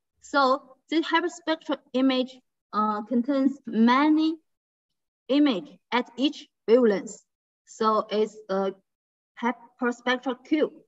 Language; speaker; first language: English; non-native, fluent; Chinese